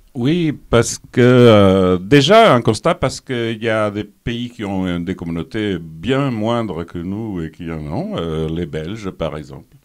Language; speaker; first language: French; non-native, fluent; Portuguese